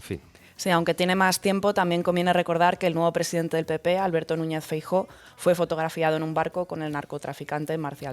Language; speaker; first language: Spanish; native; Spanish